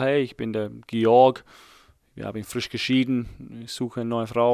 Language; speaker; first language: German; non-native, fluent; English